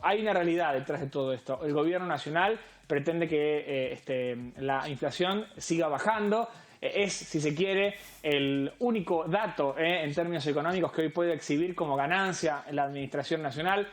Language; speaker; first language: Spanish; native; Spanish